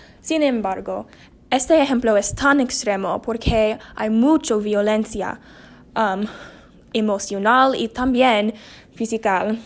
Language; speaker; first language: Spanish; non-native, learner; English